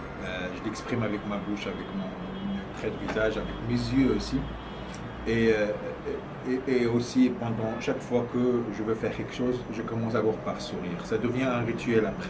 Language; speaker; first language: French; non-native, local second language; Arabic